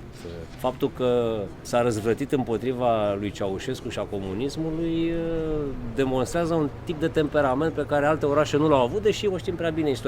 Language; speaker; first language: Romanian; native; Romanian